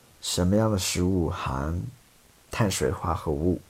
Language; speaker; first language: Chinese; non-native, fluent; English